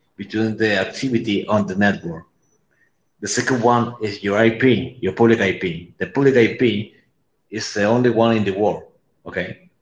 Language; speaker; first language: English; non-native, learner; Spanish